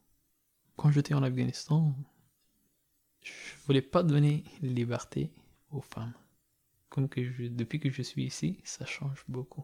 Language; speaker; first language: French; non-native, learner; Persian